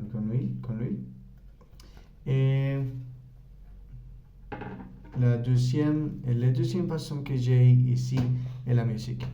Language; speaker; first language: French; non-native, learner; Spanish